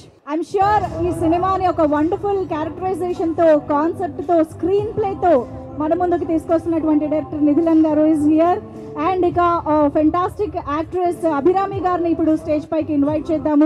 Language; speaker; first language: Telugu; native; Telugu